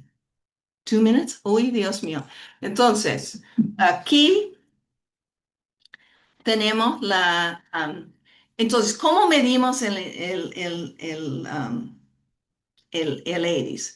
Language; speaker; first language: Spanish; non-native, fluent; English